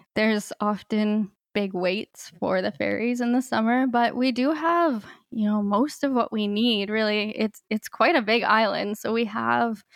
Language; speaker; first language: English; native; English